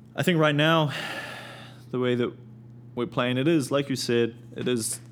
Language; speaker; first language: English; native; English